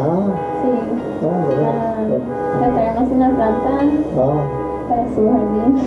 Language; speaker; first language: Spanish; early bilingual, heritage; Spanish